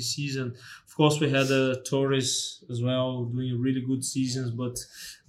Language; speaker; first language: English; non-native, fluent; Portuguese